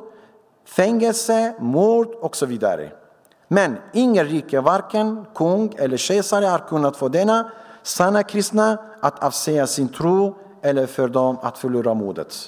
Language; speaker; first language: Swedish; non-native, fluent; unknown